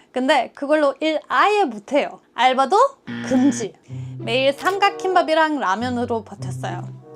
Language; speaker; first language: Korean; non-native, fluent; German